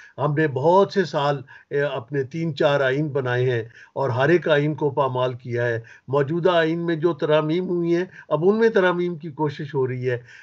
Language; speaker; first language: Urdu; native; Urdu